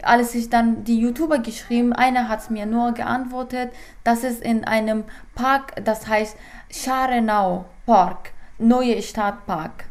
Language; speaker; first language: German; non-native, fluent; Persian